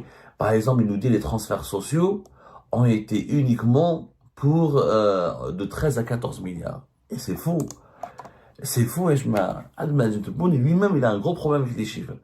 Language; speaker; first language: French; non-native, local second language; Arabic